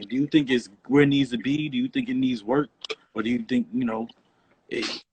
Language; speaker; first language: English; native; English